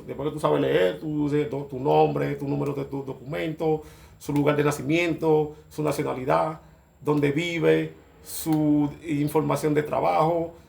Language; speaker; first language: Spanish; non-native, fluent; Haitian Creole